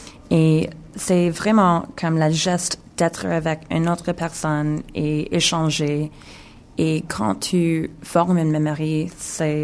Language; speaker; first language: French; non-native, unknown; English